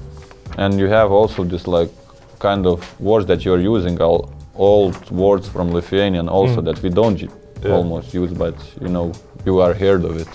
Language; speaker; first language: English; non-native, fluent; Lithuanian